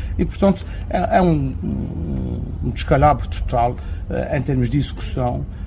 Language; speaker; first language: Portuguese; native; Portuguese